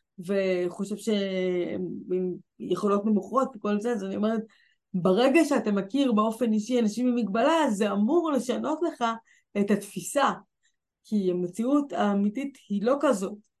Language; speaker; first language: Hebrew; native; Hebrew